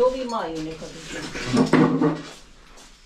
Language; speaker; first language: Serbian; non-native, local second language; Albanian